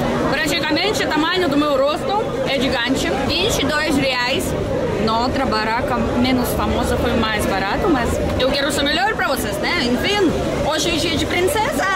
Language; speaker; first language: Portuguese; non-native, fluent; Russian